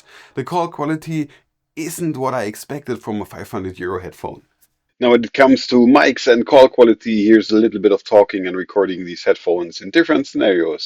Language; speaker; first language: English; non-native, fluent; German